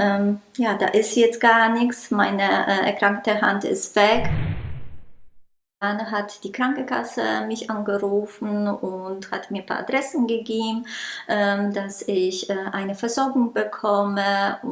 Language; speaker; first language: German; non-native, local second language; Polish